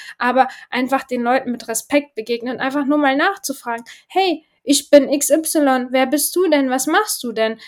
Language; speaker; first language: German; early bilingual, other home language; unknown